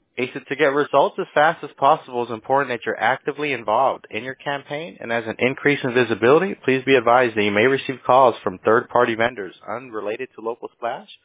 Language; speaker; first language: English; early bilingual, other home language; Spanish